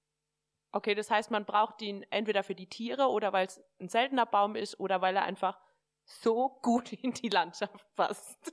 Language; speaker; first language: German; native; German